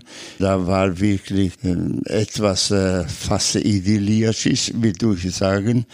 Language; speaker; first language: German; non-native, fluent; Italian